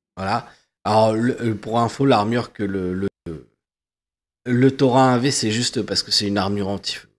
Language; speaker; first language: French; native; French